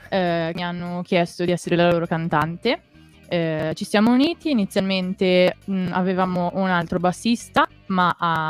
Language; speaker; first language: Italian; native; Italian